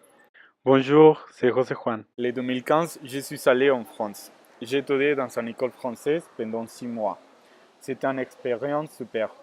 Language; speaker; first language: French; non-native, learner; Spanish